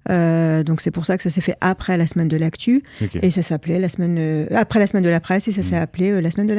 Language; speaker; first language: French; native; French